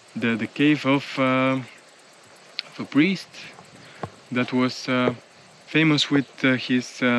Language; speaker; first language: English; non-native, fluent; Bulgarian